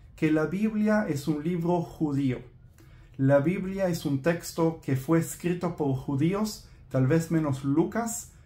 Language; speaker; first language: Spanish; non-native, fluent; Hebrew